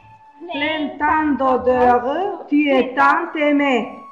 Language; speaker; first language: French; non-native, fluent; Romanian